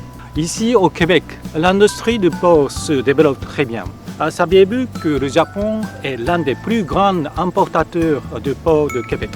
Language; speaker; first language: French; non-native, fluent; Japanese